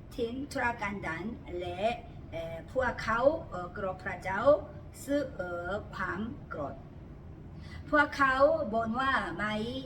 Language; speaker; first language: Thai; non-native, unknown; Korean